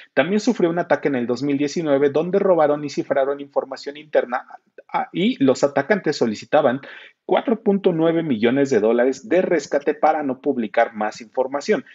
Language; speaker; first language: Spanish; native; Spanish